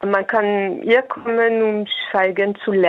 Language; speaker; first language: German; non-native, fluent; French